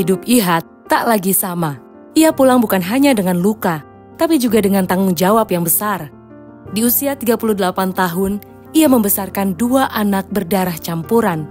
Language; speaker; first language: Indonesian; native; Indonesian